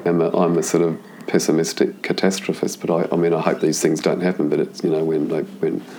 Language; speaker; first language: English; native; English